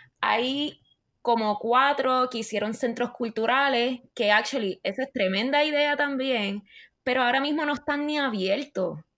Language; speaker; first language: Spanish; native; Spanish